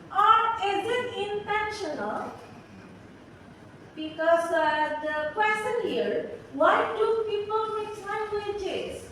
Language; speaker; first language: English; non-native, fluent; Indonesian